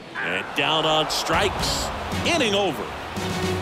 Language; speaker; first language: English; native; English